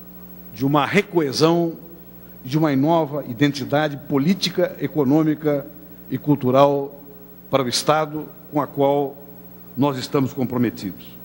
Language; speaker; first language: Portuguese; native; Portuguese